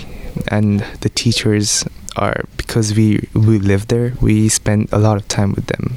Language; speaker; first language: English; non-native, local second language; Odia